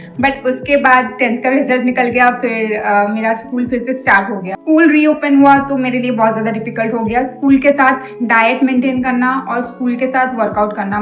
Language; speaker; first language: Hindi; non-native, local second language; Bangla